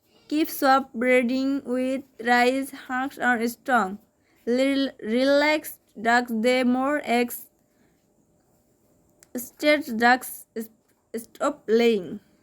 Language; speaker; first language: English; non-native, local second language; Bangla